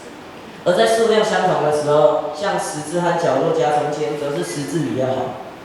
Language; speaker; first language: Chinese; native; Chinese